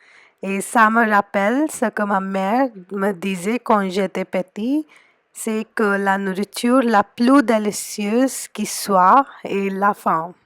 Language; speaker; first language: French; non-native, fluent; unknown